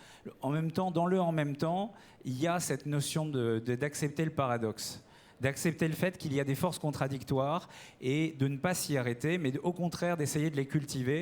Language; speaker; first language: French; native; French